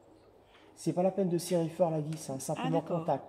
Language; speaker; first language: French; native; French